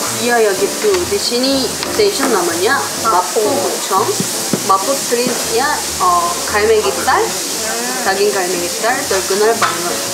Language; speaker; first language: Indonesian; non-native, learner; Korean